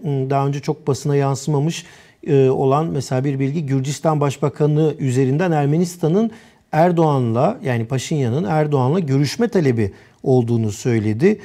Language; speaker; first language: Turkish; native; Turkish